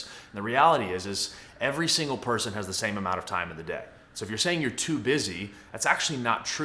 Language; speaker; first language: English; native; English